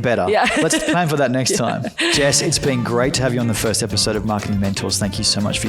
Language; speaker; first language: English; native; English